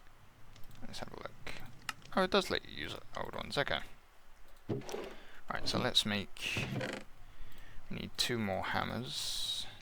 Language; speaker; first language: English; native; English